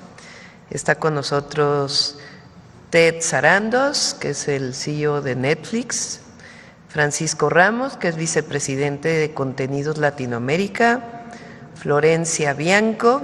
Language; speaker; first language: Spanish; native; Spanish